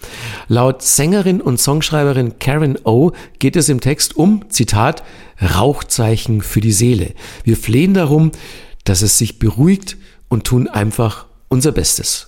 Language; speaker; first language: German; native; German